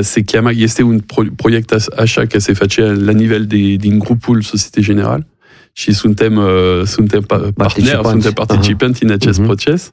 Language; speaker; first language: Romanian; non-native, learner; French